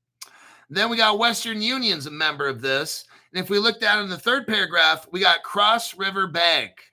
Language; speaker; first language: English; native; English